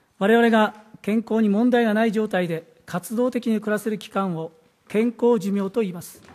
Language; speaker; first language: Japanese; native; Japanese